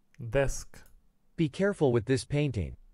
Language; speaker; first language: English; non-native, learner; Russian